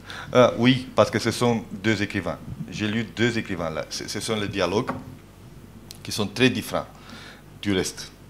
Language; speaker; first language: French; non-native, fluent; Romanian